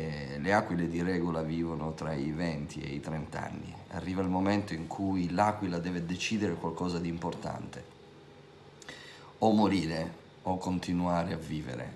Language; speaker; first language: Italian; native; Italian